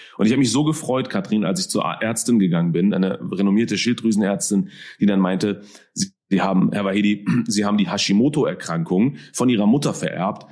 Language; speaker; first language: German; early bilingual, other home language; Persian